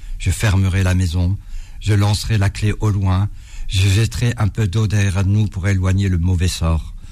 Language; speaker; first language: French; early bilingual, other home language; Arabic